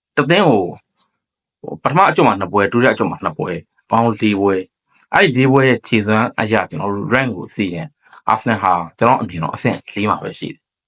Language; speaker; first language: Burmese; native; Burmese